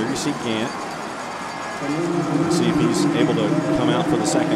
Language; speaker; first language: English; native; English